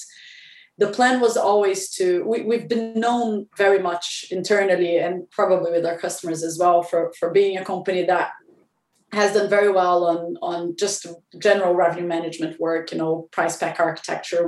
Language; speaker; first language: English; non-native, fluent; Portuguese